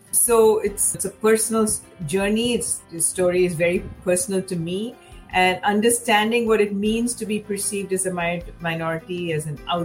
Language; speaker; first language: English; non-native, local second language; Hindi